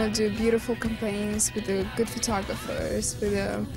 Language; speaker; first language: English; non-native, fluent; Russian